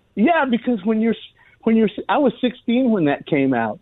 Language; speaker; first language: English; native; English